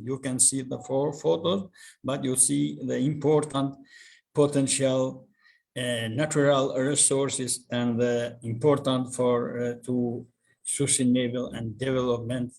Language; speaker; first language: English; non-native, learner; Albanian